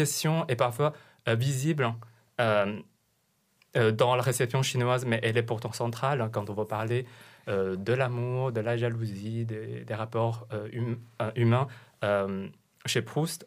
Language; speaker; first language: French; non-native, fluent; Chinese